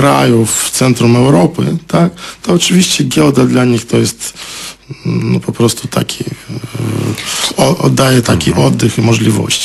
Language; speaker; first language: Polish; non-native, fluent; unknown